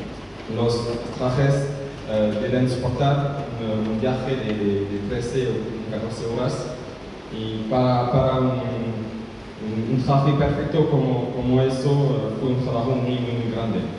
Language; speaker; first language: Spanish; non-native, learner; French